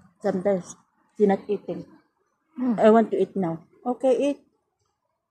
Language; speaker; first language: English; non-native, learner; Filipino